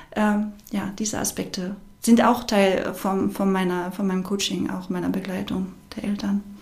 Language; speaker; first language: German; non-native, fluent; French